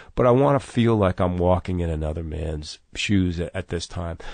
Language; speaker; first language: English; native; English